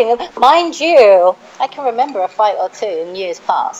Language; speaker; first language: English; native; English